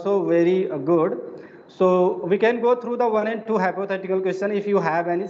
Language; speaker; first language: English; non-native, fluent; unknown